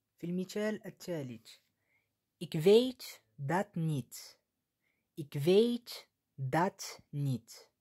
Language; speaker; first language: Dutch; non-native, fluent; Arabic